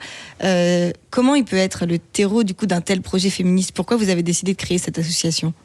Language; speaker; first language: French; native; French